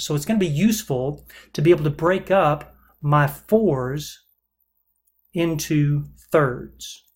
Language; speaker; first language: English; native; English